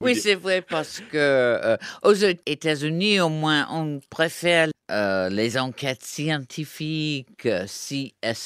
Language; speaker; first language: French; non-native, fluent; English